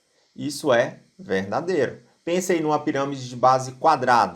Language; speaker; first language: Portuguese; native; Portuguese